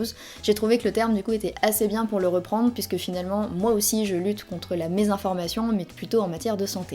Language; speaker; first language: French; native; French